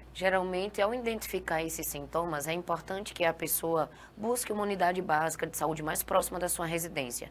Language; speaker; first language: Portuguese; native; Portuguese